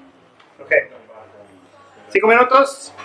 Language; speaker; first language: Spanish; non-native, learner; English